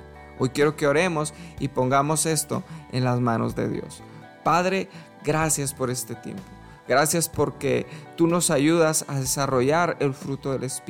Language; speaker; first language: Spanish; native; Spanish